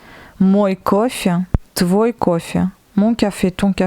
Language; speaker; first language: Russian; non-native, fluent; French